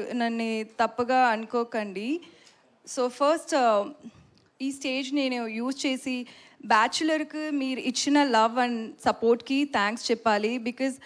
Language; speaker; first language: Telugu; non-native, learner; Tamil